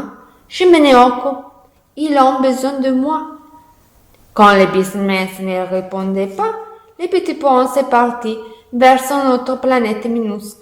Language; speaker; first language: French; non-native, learner; Italian